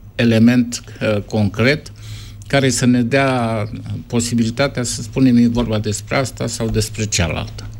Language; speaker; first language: Romanian; native; Romanian